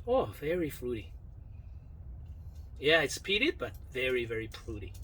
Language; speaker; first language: English; non-native, fluent; Chinese